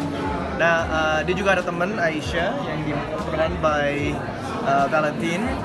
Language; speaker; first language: Indonesian; early bilingual, heritage; English